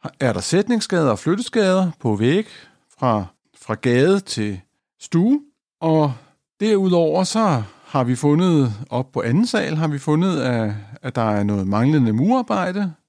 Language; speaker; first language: Danish; native; Danish